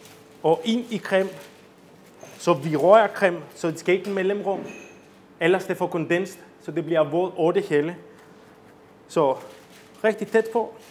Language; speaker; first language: Danish; non-native, fluent; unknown